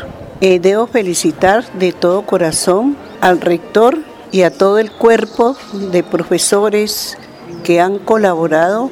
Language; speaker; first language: Spanish; native; Spanish